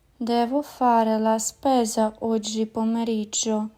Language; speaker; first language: Italian; non-native, fluent; Ukrainian